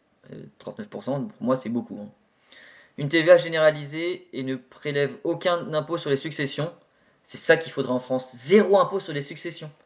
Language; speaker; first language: French; native; French